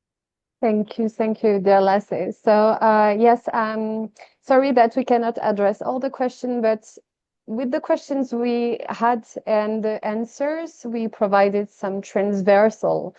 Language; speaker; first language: English; non-native, fluent; French